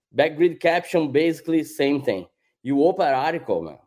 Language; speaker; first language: English; non-native, fluent; Portuguese